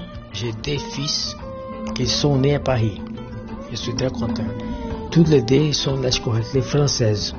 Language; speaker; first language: French; non-native, learner; Portuguese